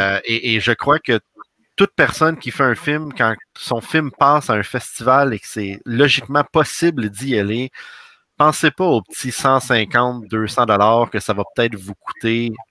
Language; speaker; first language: French; native; French